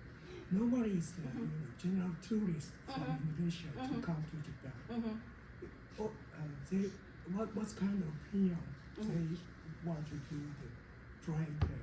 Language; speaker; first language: English; non-native, learner; Japanese